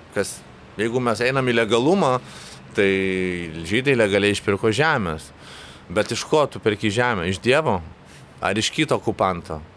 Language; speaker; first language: Lithuanian; native; Lithuanian